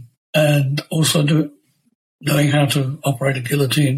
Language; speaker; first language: English; native; English